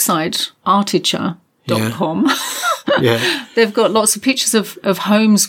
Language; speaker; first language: English; native; English